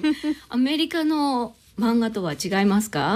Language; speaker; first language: Japanese; native; Japanese